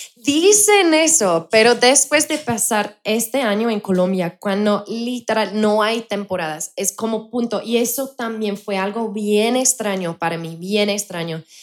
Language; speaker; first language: Spanish; non-native, fluent; English